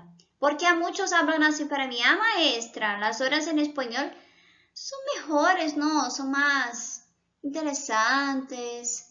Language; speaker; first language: Spanish; non-native, fluent; Portuguese